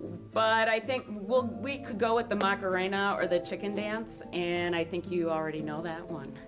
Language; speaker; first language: English; native; English